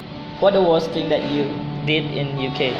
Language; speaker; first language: English; non-native, fluent; Indonesian